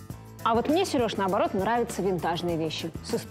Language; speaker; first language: Russian; native; Russian